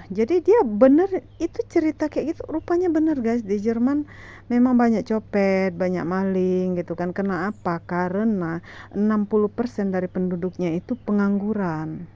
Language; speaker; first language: Indonesian; native; Indonesian